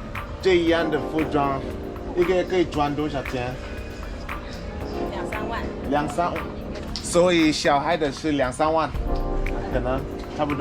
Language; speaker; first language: Chinese; non-native, learner; English